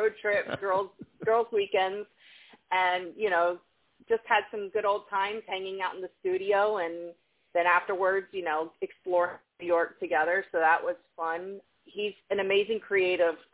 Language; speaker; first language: English; native; English